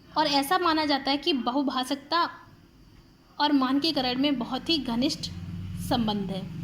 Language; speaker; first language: Hindi; native; Hindi